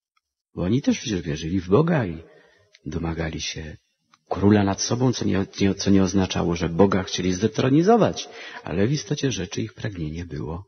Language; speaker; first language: Polish; native; Polish